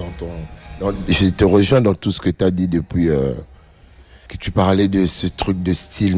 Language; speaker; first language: French; non-native, local second language; Lingala